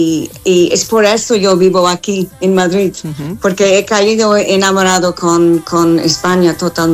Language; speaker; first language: Spanish; non-native, fluent; English